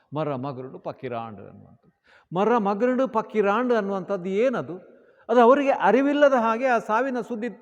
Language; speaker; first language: Kannada; non-native, local second language; Tulu